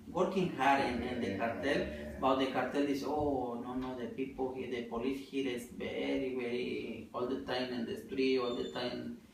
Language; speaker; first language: English; non-native, learner; Spanish